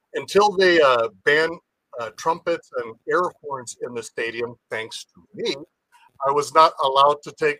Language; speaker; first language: English; native; English